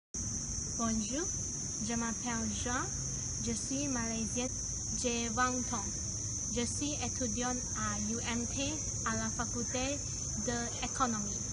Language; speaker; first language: French; non-native, learner; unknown